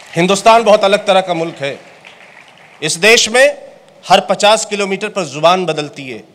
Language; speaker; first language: Hindi; native; Hindi